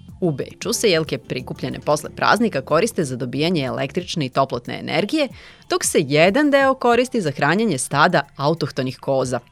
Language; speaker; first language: Serbian; native; Serbian